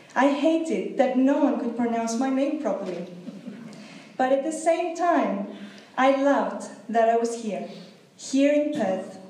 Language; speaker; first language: English; non-native, fluent; Greek